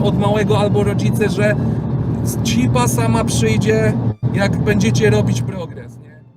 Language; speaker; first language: Polish; native; Polish